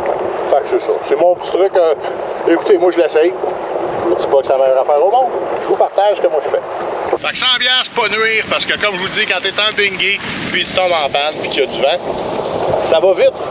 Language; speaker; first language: French; native; French